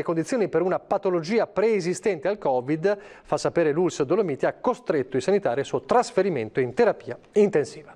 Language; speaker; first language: Italian; native; Italian